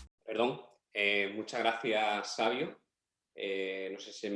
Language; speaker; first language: Spanish; native; Spanish